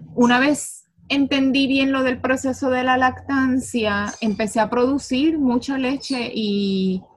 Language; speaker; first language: Spanish; native; Spanish